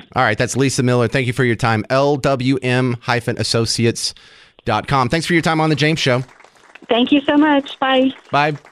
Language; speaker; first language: English; native; English